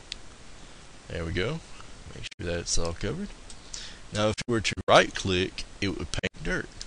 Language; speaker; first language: English; native; English